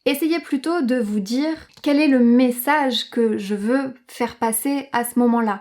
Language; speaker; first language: French; native; French